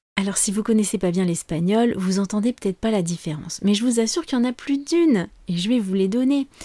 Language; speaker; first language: French; native; French